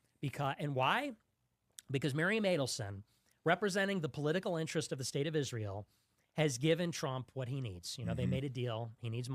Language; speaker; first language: English; native; English